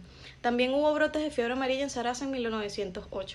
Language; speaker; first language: Spanish; native; Spanish